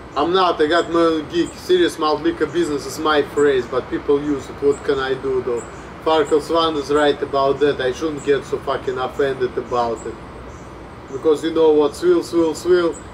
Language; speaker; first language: English; non-native, fluent; Russian